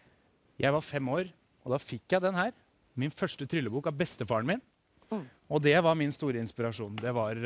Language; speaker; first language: Norwegian; native; Norwegian